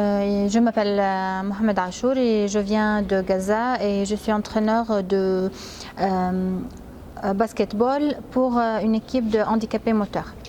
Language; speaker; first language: French; non-native, fluent; Arabic